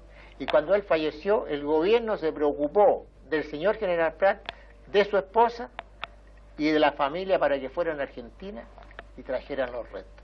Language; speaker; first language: Spanish; native; Spanish